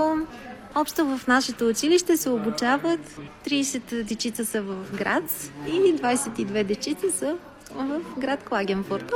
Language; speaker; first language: Bulgarian; native; Bulgarian